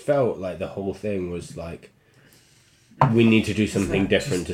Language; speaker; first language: English; native; English